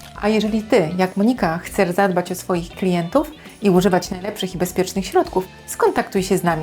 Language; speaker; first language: Polish; native; Polish